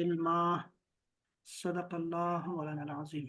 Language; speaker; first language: Urdu; native; Urdu